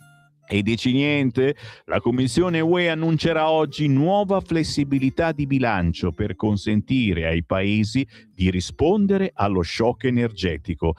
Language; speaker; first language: Italian; native; Italian